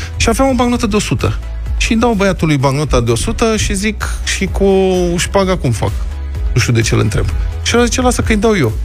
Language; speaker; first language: Romanian; native; Romanian